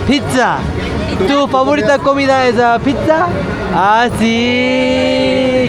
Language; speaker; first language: Spanish; non-native, learner; Korean